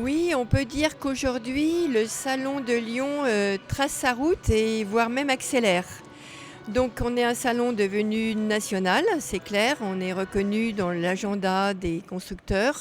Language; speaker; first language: French; native; French